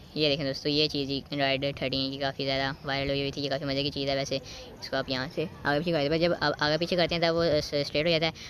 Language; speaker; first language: Urdu; native; Urdu